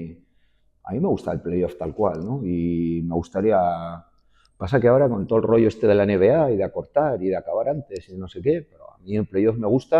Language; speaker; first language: Spanish; native; Spanish